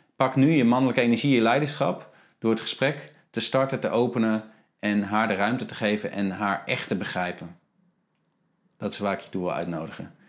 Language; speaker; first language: Dutch; native; Dutch